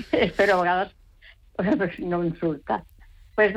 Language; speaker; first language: Catalan; native; Catalan